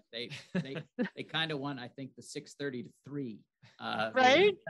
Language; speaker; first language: English; native; English